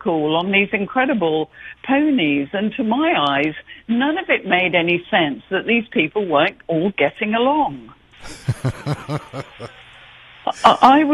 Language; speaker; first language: English; native; English